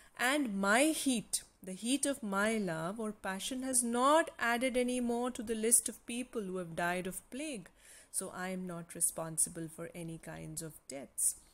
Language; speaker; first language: English; non-native, local second language; Punjabi